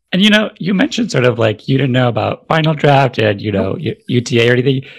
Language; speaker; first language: English; native; English